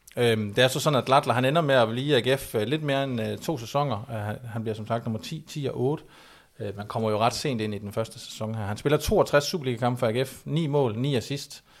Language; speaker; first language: Danish; native; Danish